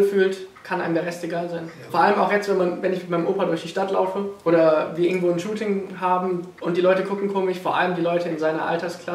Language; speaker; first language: German; native; German